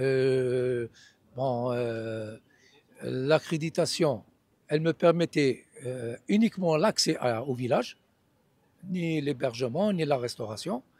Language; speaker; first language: French; non-native, local second language; Arabic